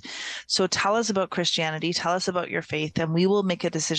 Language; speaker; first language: English; native; English